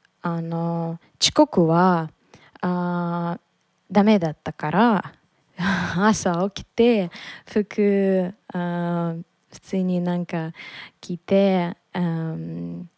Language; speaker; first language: Japanese; non-native, learner; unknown